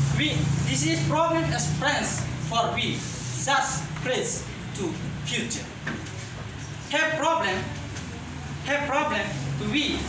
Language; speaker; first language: English; non-native, learner; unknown